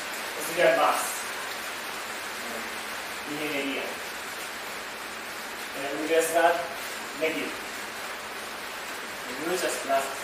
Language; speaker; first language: Spanish; non-native, learner; Japanese